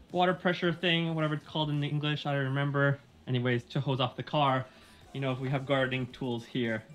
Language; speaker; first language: English; native; English